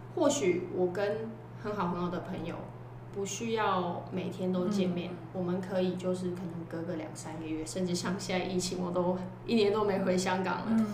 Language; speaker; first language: Chinese; non-native, local second language; Cantonese